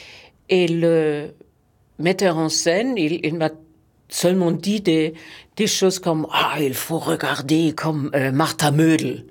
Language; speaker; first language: French; non-native, fluent; German